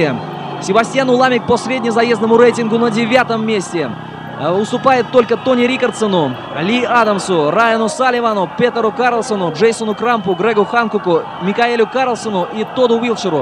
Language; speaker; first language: Russian; native; Russian